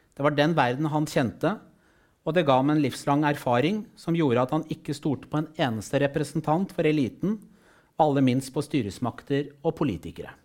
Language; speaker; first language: Norwegian; early bilingual, other home language; Persian